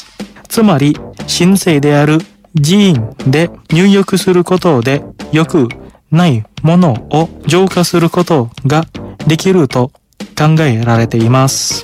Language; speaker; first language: Japanese; non-native, fluent; Indonesian